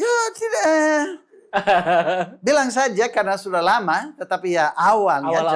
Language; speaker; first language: Indonesian; non-native, fluent; English